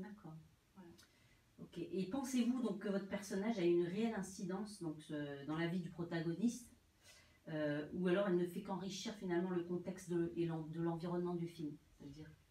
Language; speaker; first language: French; native; French